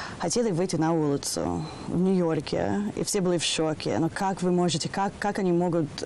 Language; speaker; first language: Russian; non-native, fluent; English